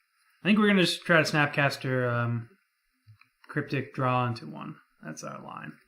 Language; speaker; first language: English; native; English